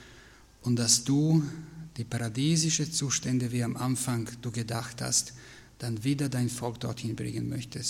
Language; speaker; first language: German; non-native, fluent; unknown